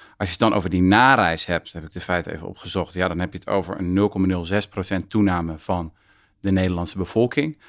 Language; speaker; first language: Dutch; native; Dutch